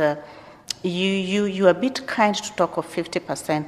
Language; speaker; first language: English; non-native, local second language; Luo (Kenya and Tanzania)